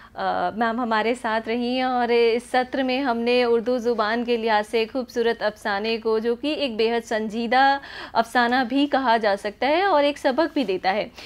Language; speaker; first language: Hindi; native; Hindi